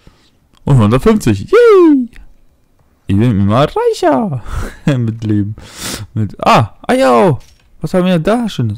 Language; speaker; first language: German; non-native, fluent; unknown